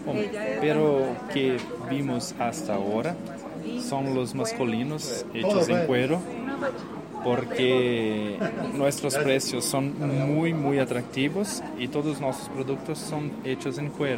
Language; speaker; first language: Spanish; non-native, learner; Portuguese